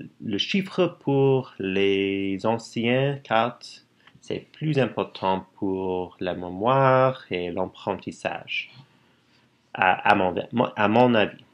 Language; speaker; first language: French; non-native, learner; English